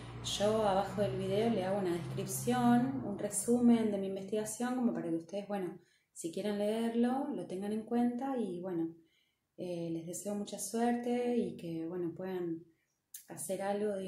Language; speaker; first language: Spanish; native; Spanish